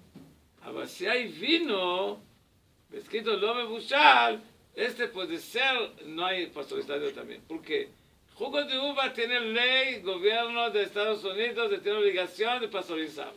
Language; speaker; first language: Spanish; non-native, learner; Hebrew